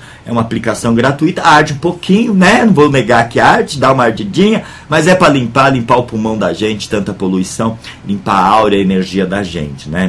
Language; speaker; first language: Portuguese; native; Portuguese